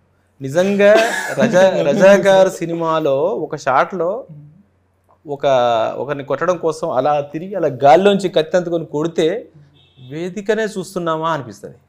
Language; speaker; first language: Telugu; native; Telugu